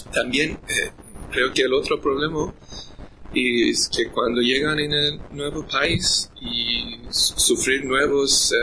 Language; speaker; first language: Spanish; non-native, learner; English